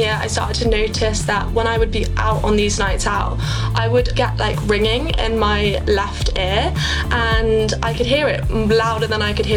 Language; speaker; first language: English; native; English